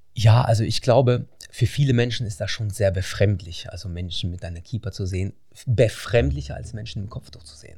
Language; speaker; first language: German; non-native, fluent; Russian